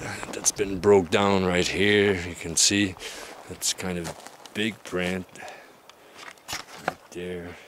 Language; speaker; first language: English; non-native, fluent; French